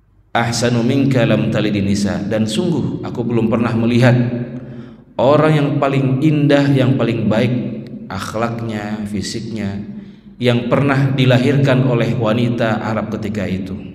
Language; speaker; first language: Indonesian; native; Indonesian